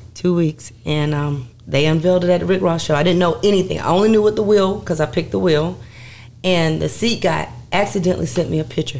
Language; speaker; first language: English; native; English